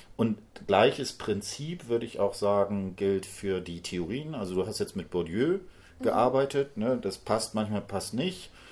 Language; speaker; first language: German; native; German